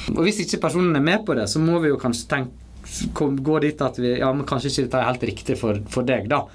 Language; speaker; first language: Norwegian; native; Norwegian